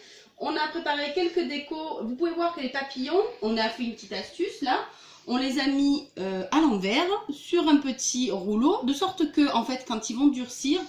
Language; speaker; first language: French; native; French